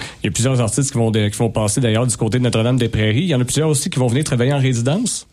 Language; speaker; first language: French; native; French